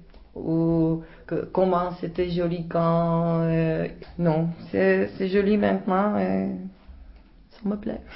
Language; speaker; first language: French; non-native, learner; Czech